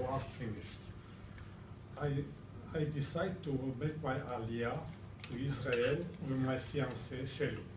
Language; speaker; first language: English; non-native, learner; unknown